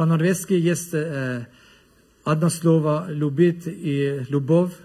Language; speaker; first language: Russian; non-native, learner; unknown